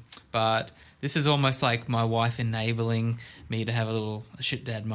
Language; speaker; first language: English; native; English